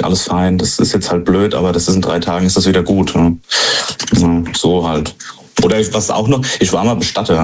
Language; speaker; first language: German; native; German